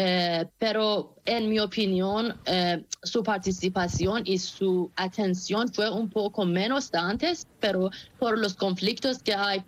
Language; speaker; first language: Spanish; non-native, fluent; Persian